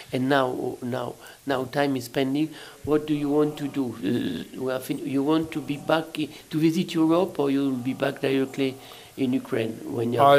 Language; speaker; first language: English; non-native, learner; French